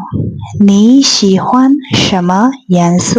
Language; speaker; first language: Chinese; non-native, fluent; Burmese